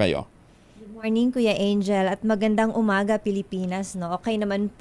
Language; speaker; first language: Filipino; non-native, local second language; Cebuano